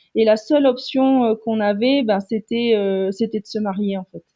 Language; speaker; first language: French; native; French